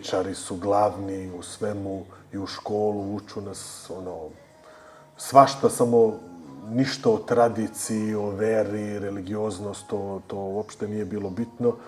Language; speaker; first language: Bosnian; early bilingual, heritage; Bosnian